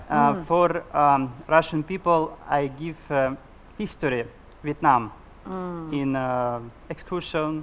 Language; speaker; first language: English; non-native, learner; Russian